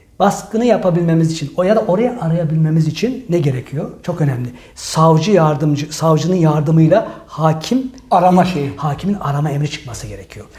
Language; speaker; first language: Turkish; early bilingual, heritage; Turkish